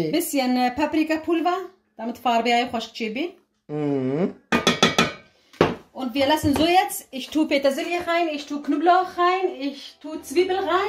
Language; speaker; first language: German; non-native, learner; Kurdish